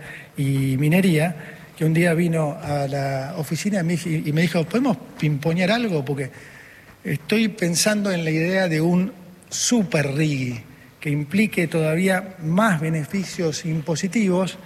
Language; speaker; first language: Spanish; native; Spanish